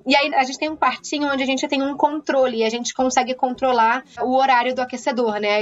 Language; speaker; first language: Portuguese; native; Portuguese